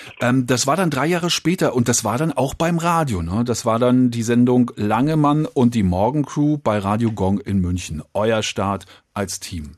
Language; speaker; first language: German; native; German